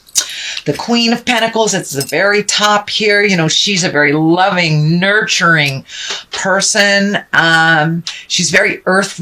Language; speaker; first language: English; native; English